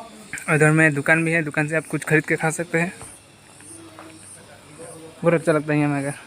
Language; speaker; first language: Hindi; non-native, local second language; Assamese